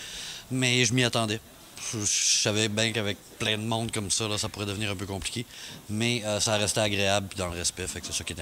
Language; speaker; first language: French; native; French